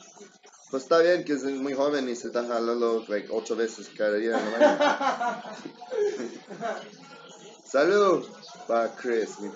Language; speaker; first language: Spanish; early bilingual, heritage; English